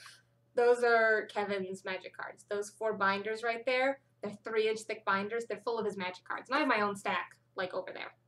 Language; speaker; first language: English; native; English